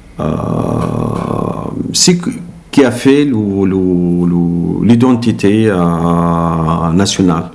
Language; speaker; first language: French; non-native, learner; Arabic